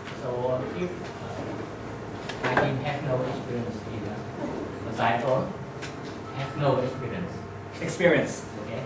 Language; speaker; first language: English; non-native, learner; Vietnamese